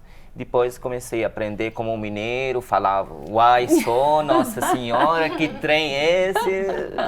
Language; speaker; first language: Portuguese; non-native, learner; Arabic